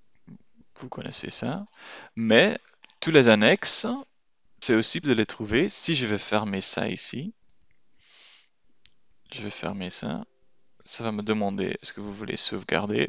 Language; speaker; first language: French; non-native, local second language; Dutch